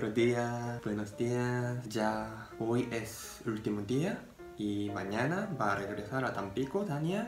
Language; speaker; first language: Spanish; non-native, learner; Japanese